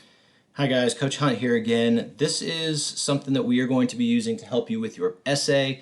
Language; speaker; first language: English; native; English